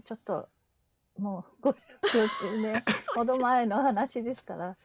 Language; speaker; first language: Japanese; early bilingual, other home language; English